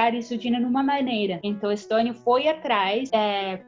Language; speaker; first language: Portuguese; non-native, fluent; Estonian